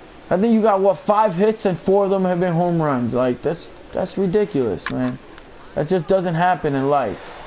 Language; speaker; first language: English; early bilingual, other home language; Spanish